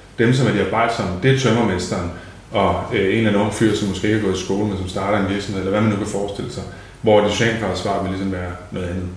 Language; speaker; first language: Danish; native; Danish